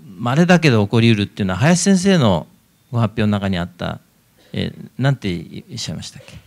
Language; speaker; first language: Japanese; native; Japanese